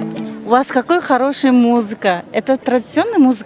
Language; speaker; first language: Russian; non-native, fluent; Turkmen